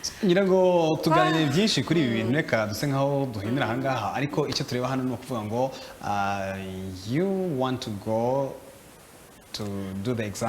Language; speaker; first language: Kinyarwanda; native; Kinyarwanda